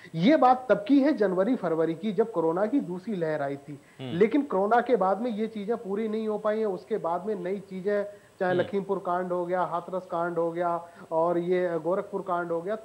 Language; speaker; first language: Hindi; native; Hindi